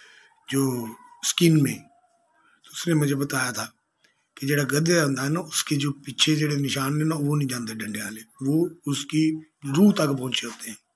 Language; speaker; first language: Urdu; non-native, local second language; Punjabi